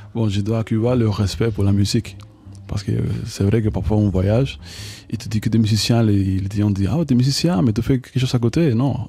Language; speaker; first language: French; non-native, fluent; Spanish